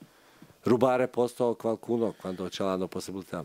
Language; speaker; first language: Italian; non-native, fluent; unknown